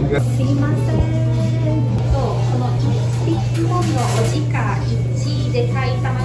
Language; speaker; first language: Japanese; non-native, fluent; Italian